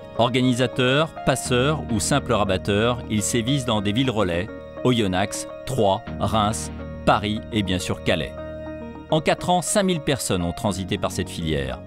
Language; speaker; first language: French; native; French